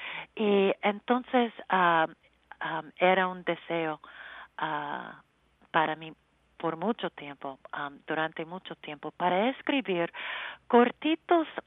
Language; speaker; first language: Spanish; non-native, learner; English